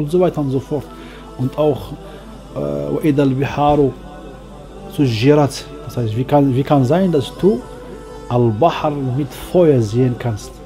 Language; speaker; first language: German; non-native, learner; Arabic